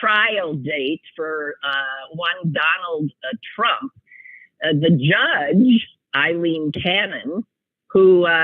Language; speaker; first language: English; native; English